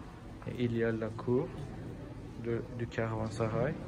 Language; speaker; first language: French; non-native, learner; Turkish